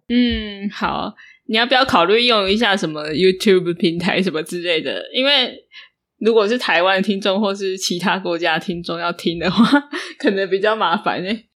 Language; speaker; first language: Chinese; native; Chinese